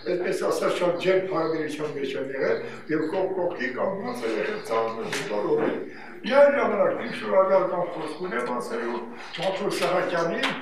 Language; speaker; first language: Armenian; non-native, local second language; Kurdish